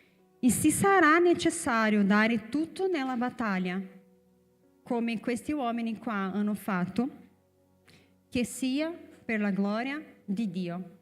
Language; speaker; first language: Italian; non-native, fluent; Portuguese